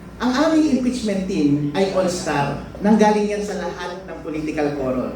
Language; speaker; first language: Filipino; non-native, local second language; Iloko